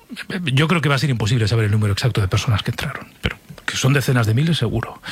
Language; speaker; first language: Spanish; native; Spanish